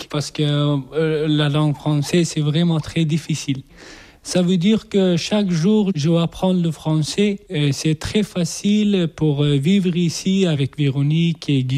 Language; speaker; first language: French; non-native, learner; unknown